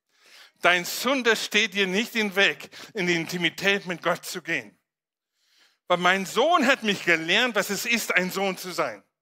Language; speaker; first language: German; non-native, fluent; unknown